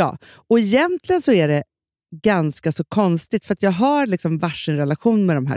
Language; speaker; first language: Swedish; native; Swedish